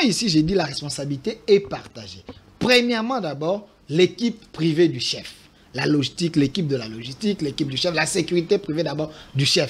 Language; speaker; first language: French; non-native, local second language; Lingala